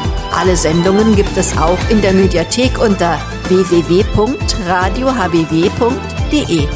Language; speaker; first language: German; native; German